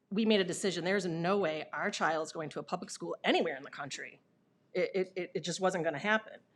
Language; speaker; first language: English; native; English